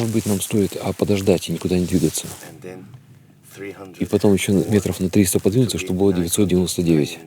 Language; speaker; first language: Russian; native; Russian